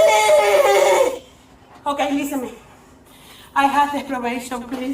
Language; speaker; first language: English; non-native, learner; Spanish